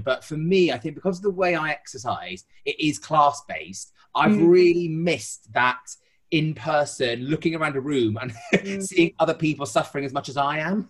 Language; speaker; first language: English; native; English